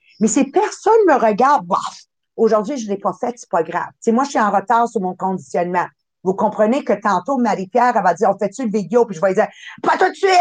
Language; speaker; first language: French; native; French